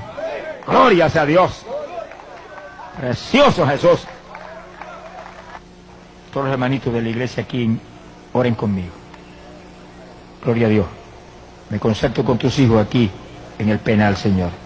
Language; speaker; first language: Spanish; native; Spanish